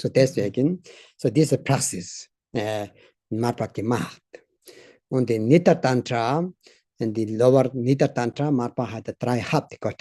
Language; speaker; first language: German; non-native, learner; Tibetan